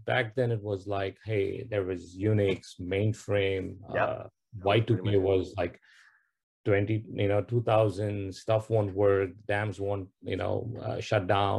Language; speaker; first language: English; non-native, local second language; Tamil